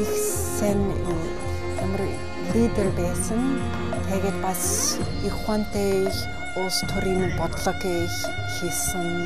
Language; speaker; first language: Mongolian; non-native, learner; English